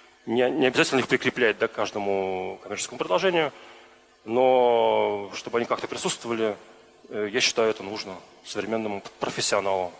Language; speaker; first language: Russian; native; Russian